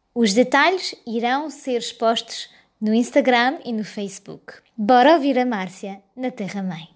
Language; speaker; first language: Portuguese; early bilingual, heritage; French